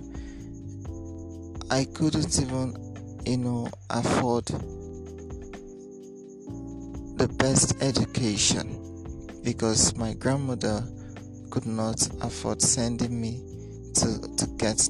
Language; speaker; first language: English; non-native, local second language; Ibibio